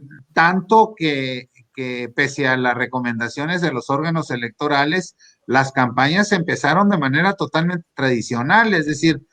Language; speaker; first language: Spanish; native; Spanish